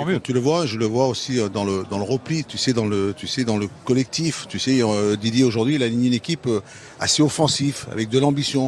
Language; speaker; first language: French; native; French